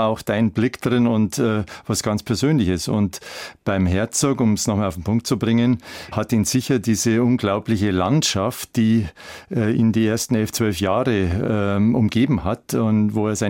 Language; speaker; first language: German; native; German